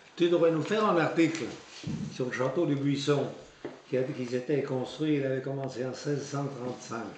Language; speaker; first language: French; native; French